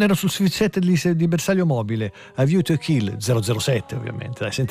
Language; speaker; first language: Italian; native; Italian